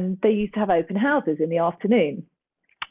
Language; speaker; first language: English; native; English